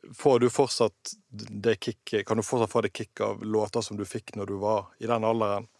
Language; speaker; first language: Norwegian; native; Norwegian